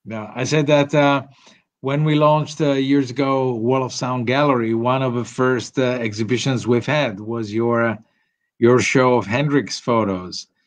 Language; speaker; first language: English; non-native, fluent; Italian